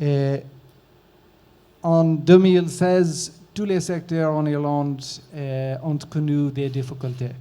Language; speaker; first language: French; non-native, learner; English